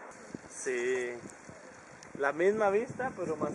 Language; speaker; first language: Spanish; native; Spanish